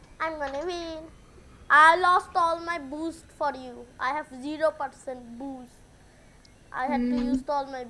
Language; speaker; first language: English; non-native, learner; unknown